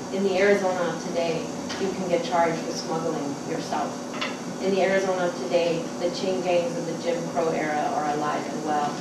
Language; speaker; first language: English; native; English